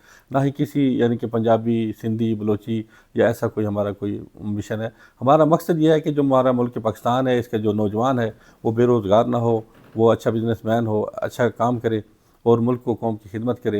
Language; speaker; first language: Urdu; non-native, local second language; Punjabi